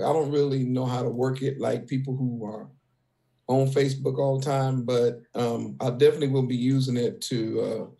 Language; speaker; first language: English; native; English